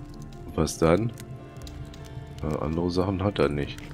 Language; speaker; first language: German; native; German